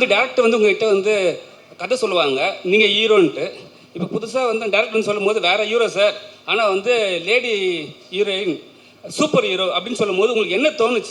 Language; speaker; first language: Tamil; native; Tamil